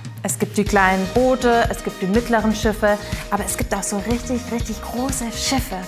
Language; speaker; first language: German; native; German